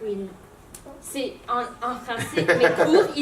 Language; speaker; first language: French; non-native, learner; English